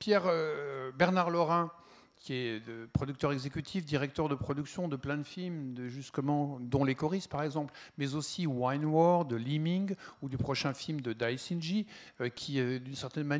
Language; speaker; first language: French; native; French